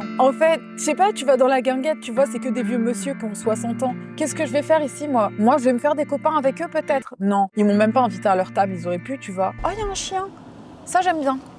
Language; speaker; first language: French; native; French